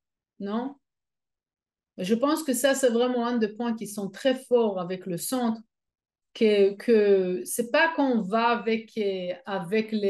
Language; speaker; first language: French; non-native, fluent; Hebrew